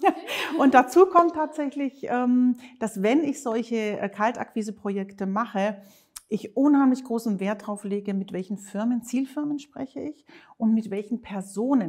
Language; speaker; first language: German; native; German